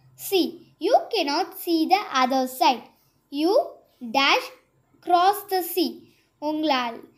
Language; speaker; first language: English; non-native, local second language; Tamil